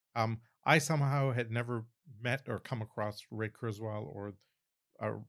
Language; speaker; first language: English; early bilingual, other home language; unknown